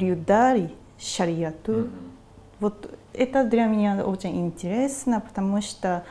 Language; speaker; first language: Russian; non-native, fluent; Japanese